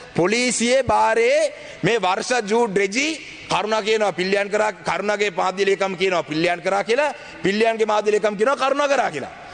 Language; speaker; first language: Sinhala; non-native, local second language; Tamil